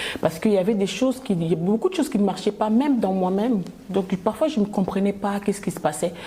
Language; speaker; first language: French; non-native, local second language; Lingala